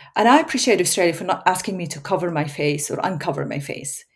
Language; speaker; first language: English; non-native, fluent; Arabic